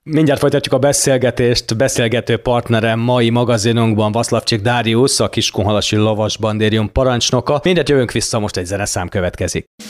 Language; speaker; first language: Hungarian; native; Hungarian